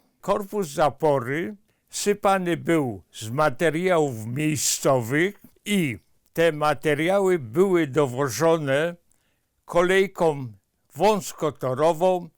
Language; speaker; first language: Polish; native; Polish